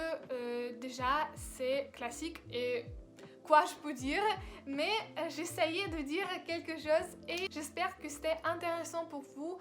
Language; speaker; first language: French; non-native, learner; Russian